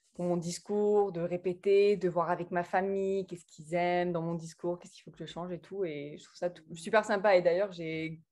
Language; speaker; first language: French; early bilingual, other home language; English